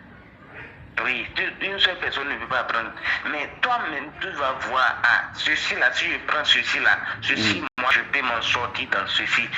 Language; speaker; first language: French; non-native, local second language; Fon